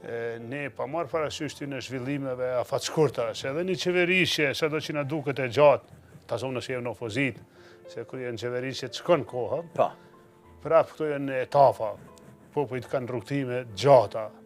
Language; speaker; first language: Albanian; native; Albanian